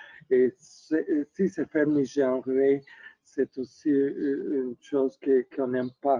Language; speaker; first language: French; early bilingual, other home language; Spanish